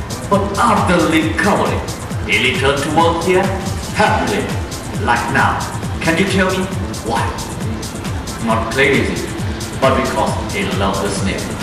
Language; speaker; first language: English; non-native, learner; Thai